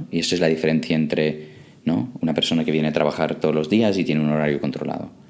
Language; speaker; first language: Spanish; non-native, fluent; English